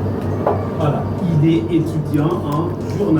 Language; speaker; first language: French; non-native, fluent; Tswana